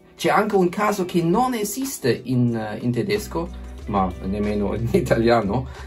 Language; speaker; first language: Italian; non-native, fluent; German